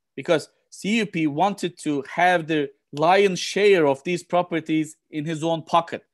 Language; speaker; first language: English; non-native, fluent; Turkish